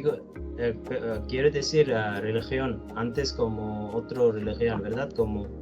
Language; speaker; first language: Spanish; non-native, learner; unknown